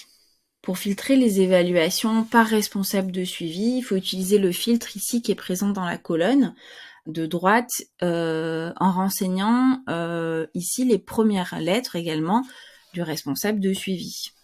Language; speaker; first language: French; native; French